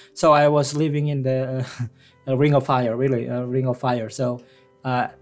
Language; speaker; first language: English; non-native, fluent; Indonesian